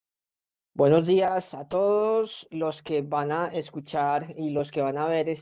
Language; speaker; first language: Spanish; native; Spanish